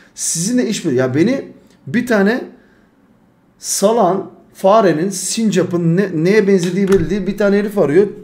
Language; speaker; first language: Turkish; early bilingual, heritage; Turkish